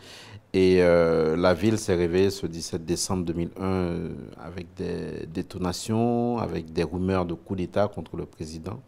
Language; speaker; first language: French; non-native, local second language; Haitian Creole